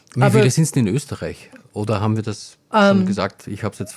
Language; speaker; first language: German; native; German